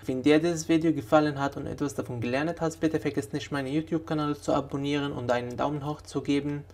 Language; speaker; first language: German; non-native, fluent; Arabic